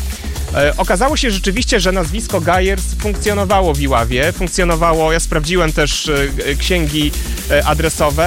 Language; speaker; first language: Polish; native; Polish